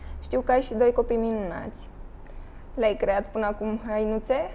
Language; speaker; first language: Romanian; native; Romanian